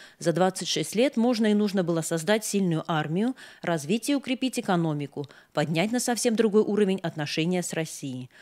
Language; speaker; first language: Russian; non-native, local second language; Armenian